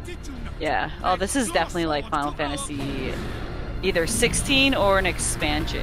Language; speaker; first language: English; native; English